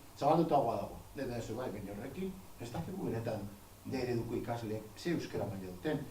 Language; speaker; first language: Basque; native; Basque